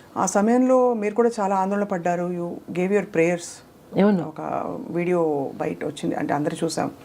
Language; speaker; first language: Telugu; native; Telugu